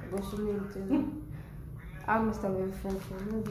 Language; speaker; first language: Portuguese; non-native, learner; Spanish